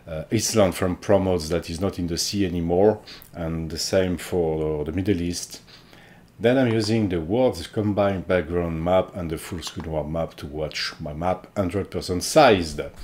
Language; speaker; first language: English; non-native, fluent; French